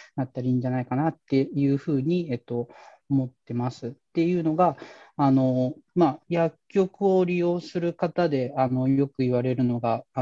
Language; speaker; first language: Japanese; native; Japanese